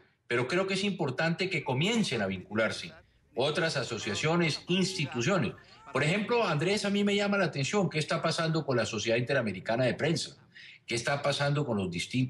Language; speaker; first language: Spanish; native; Spanish